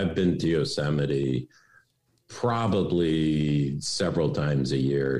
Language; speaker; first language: English; native; English